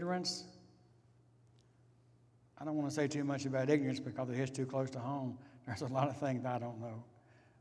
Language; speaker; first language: English; native; English